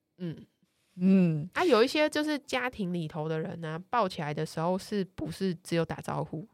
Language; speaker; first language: Chinese; native; Chinese